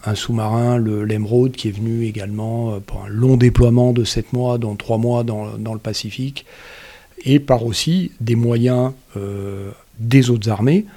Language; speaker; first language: French; native; French